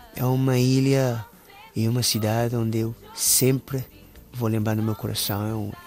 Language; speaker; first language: Portuguese; non-native, local second language; Kabuverdianu